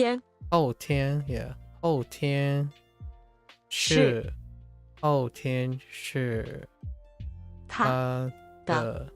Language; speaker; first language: Chinese; non-native, learner; English